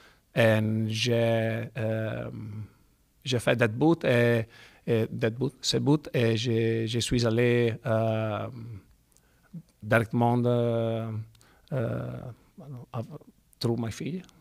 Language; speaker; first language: French; non-native, fluent; Italian